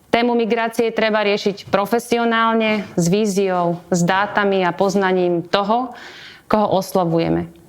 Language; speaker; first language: Slovak; native; Slovak